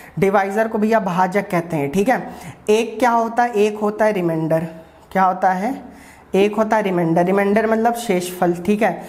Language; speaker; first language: Hindi; native; Hindi